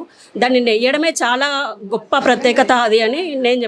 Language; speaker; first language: Telugu; native; Telugu